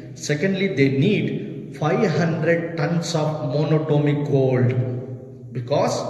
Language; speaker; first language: English; non-native, local second language; Telugu